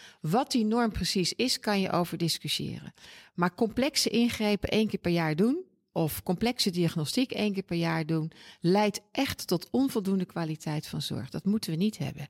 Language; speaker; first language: Dutch; native; Dutch